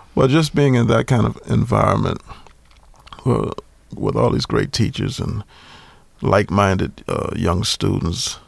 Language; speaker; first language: English; native; English